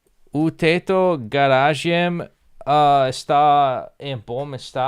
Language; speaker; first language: Portuguese; non-native, learner; English